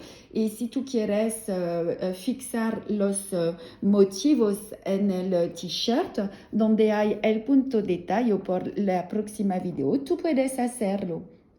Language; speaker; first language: Spanish; non-native, learner; French